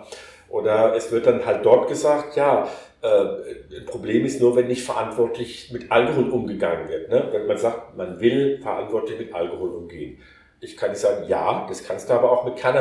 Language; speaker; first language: German; native; German